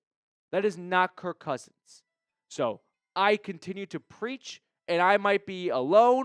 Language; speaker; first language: English; native; English